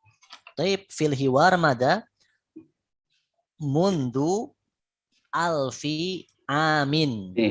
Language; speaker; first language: Arabic; non-native, fluent; Indonesian